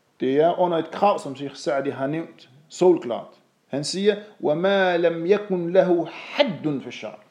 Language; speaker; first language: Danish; non-native, fluent; Arabic